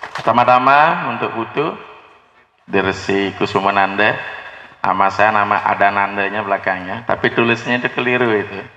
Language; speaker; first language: Indonesian; non-native, local second language; Balinese